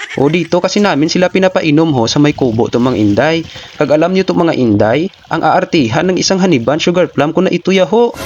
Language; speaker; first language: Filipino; non-native, local second language; Hiligaynon